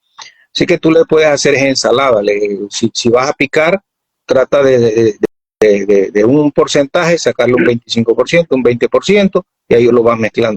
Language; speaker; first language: Spanish; native; Spanish